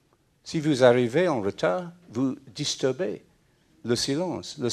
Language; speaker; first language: French; non-native, fluent; English